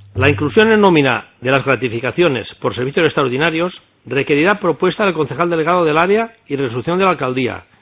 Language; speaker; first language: Spanish; non-native, local second language; Catalan